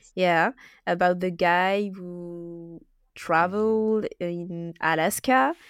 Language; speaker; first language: English; non-native, learner; French